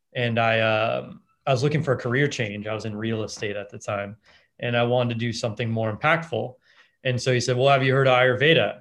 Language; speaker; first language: English; native; English